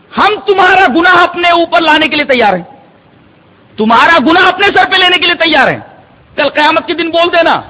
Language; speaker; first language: Urdu; native; Urdu